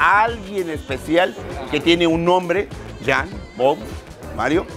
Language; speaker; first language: Spanish; native; Spanish